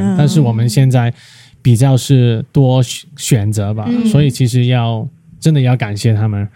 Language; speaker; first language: Chinese; non-native, fluent; Cantonese